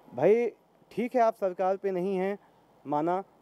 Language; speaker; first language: Hindi; native; Hindi